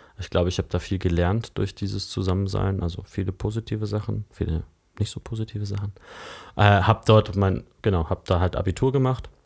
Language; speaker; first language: German; native; German